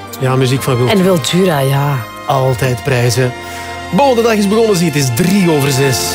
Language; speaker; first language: Dutch; native; Dutch